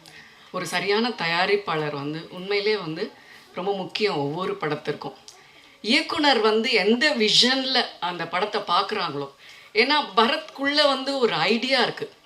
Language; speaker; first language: Tamil; native; Tamil